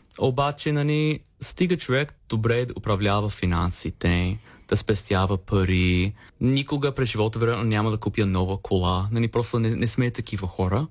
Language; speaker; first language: Bulgarian; non-native, fluent; English